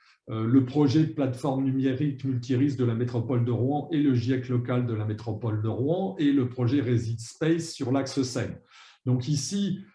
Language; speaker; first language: French; native; French